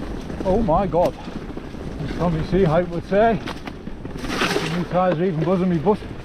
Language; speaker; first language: English; native; English